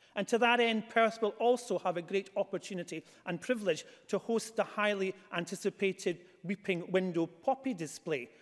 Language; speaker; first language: English; native; English